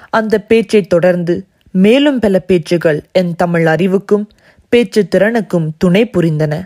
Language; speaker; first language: Tamil; early bilingual, heritage; Tamil